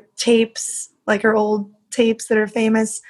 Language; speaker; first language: English; native; English